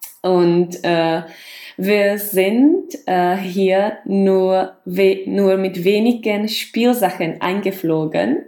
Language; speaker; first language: German; non-native, fluent; Czech